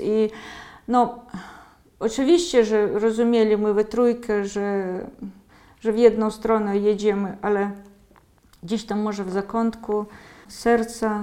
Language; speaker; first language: Polish; early bilingual, heritage; Polish